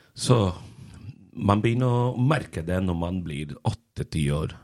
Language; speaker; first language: Norwegian; non-native, fluent; Spanish